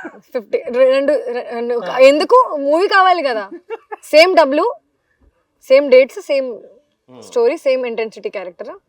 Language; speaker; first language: Telugu; non-native, local second language; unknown